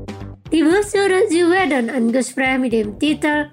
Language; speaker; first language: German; non-native, local second language; Indonesian